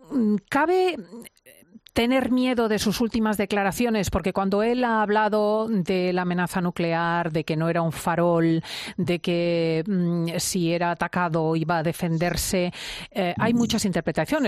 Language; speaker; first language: Spanish; native; Spanish